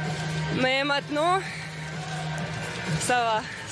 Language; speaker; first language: French; non-native, learner; Russian